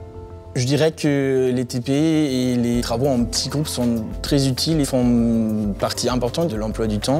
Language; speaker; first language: French; non-native, fluent; German